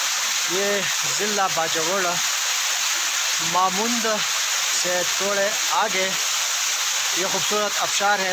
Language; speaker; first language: Hindi; non-native, local second language; Pashto